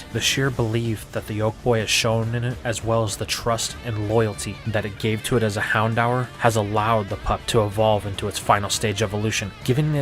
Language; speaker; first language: English; native; English